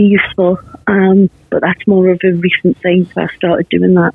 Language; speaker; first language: English; native; English